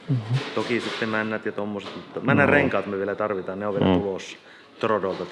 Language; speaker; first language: Finnish; native; Finnish